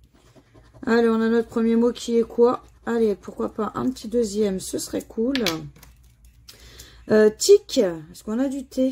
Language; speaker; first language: French; native; French